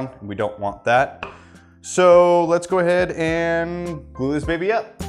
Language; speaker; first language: English; native; English